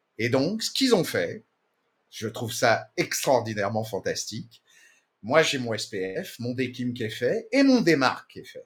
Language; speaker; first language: French; native; French